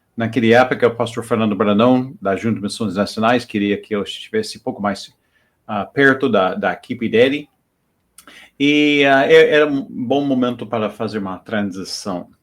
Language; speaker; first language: Portuguese; non-native, fluent; English